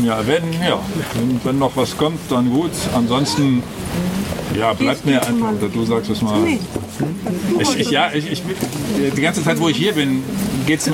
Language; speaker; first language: German; native; German